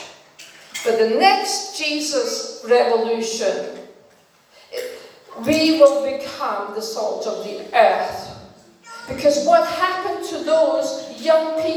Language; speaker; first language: English; non-native, fluent; Danish